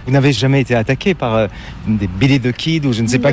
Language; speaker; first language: French; native; French